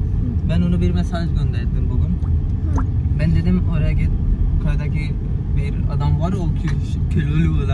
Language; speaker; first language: Turkish; non-native, fluent; Urdu